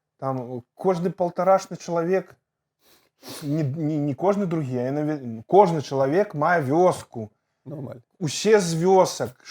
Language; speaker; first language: Belarusian; native; Belarusian